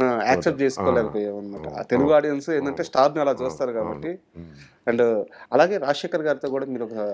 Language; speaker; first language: Telugu; native; Telugu